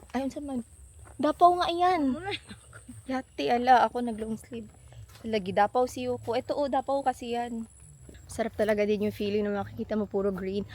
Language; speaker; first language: Filipino; non-native, local second language; Cebuano